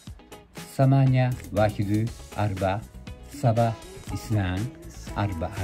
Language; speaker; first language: Arabic; non-native, learner; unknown